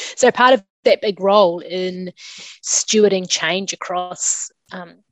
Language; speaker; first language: English; native; English